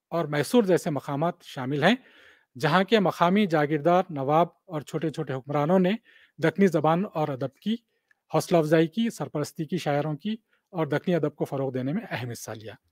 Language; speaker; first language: Hindi; non-native, local second language; Urdu